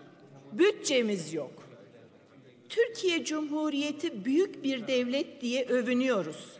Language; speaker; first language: Turkish; native; Turkish